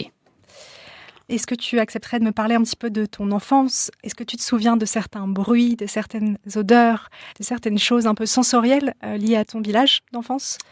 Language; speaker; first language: French; native; French